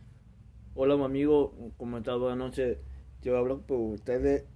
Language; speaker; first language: Spanish; non-native, local second language; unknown